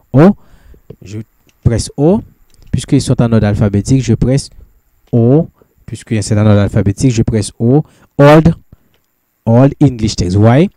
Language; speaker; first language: French; non-native, local second language; Haitian Creole